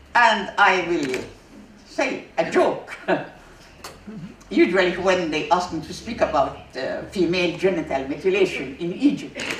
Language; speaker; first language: English; non-native, fluent; Arabic